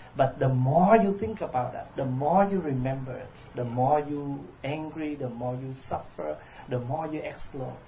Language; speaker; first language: English; non-native, fluent; Vietnamese